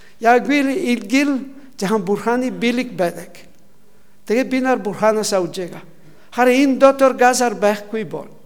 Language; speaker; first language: Mongolian; non-native, learner; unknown